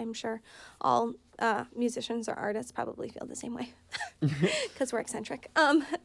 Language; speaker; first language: English; native; English